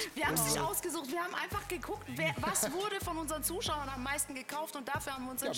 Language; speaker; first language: German; native; German